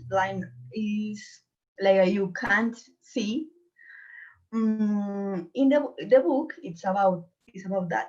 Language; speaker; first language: English; non-native, learner; Spanish